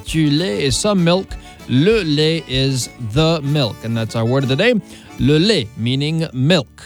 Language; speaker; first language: English; early bilingual, other home language; French